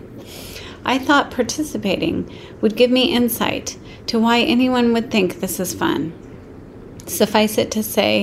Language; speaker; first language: English; native; English